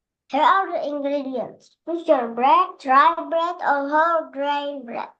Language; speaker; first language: English; non-native, learner; Indonesian